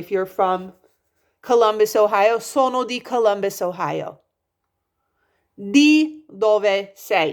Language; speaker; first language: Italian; non-native, fluent; English